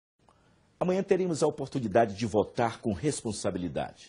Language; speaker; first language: Portuguese; native; Portuguese